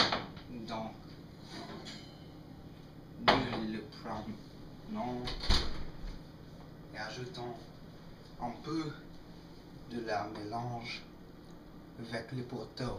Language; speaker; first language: French; non-native, learner; English